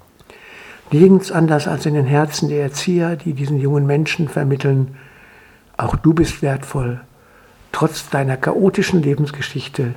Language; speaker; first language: German; native; German